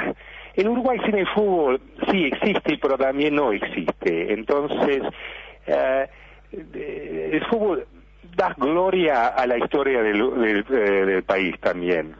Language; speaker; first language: Spanish; early bilingual, heritage; Spanish